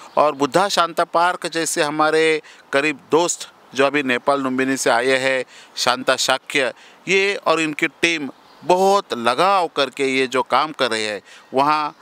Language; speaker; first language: Hindi; non-native, local second language; Marathi